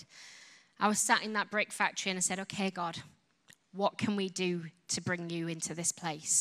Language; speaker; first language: English; native; English